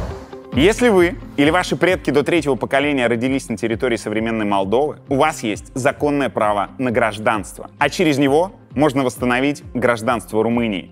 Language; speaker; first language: Russian; native; Russian